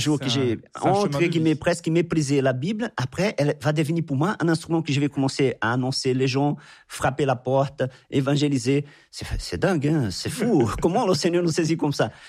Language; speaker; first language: French; non-native, fluent; Portuguese